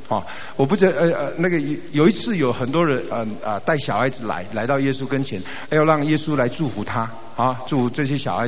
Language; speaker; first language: Chinese; native; Chinese